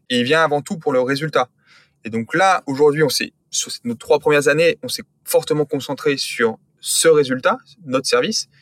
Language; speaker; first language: French; native; French